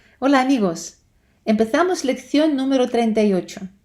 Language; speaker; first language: Spanish; non-native, fluent; Ukrainian